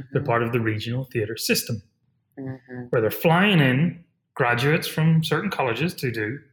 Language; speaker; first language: English; native; English